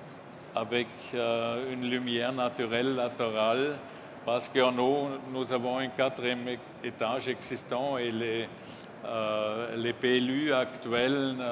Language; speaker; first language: French; non-native, learner; German